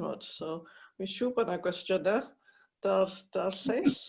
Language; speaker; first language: Welsh; native; Welsh